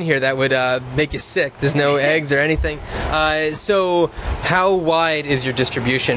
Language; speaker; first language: English; native; English